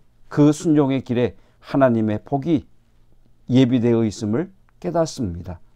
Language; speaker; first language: Korean; native; Korean